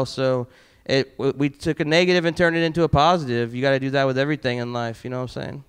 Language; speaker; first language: English; native; English